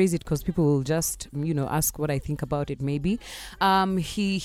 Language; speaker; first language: English; non-native, local second language; Kamba